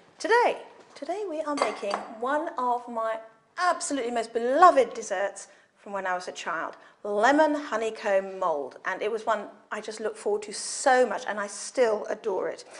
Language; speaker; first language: English; native; English